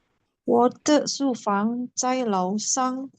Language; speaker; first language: Chinese; non-native, learner; Indonesian